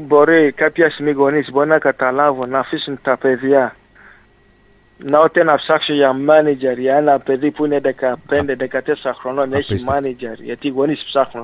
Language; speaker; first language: Greek; non-native, fluent; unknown